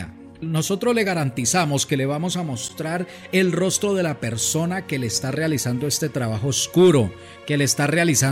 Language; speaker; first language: Spanish; native; Spanish